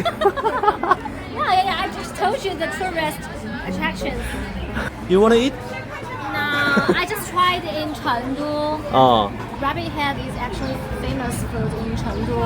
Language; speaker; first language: English; non-native, learner; Chinese